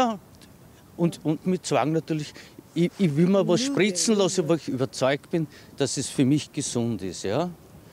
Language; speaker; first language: German; native; German